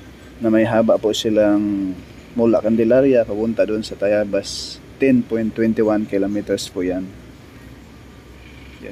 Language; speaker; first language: Filipino; native; Filipino